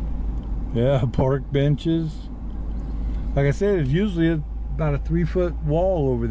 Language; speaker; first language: English; native; English